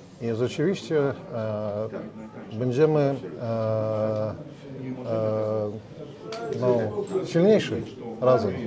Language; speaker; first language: Polish; non-native, learner; Ukrainian